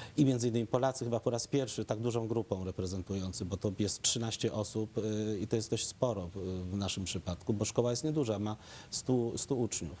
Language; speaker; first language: Polish; native; Polish